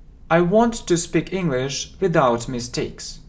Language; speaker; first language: English; non-native, fluent; Russian